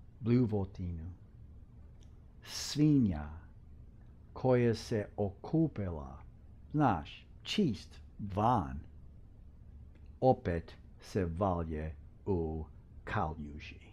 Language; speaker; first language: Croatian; early bilingual, heritage; Croatian